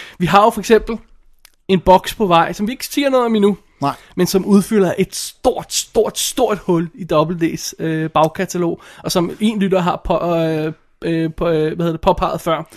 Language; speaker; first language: Danish; native; Danish